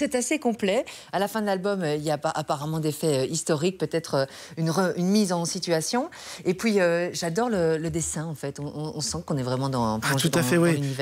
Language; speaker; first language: French; native; French